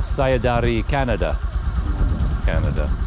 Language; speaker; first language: Indonesian; non-native, learner; English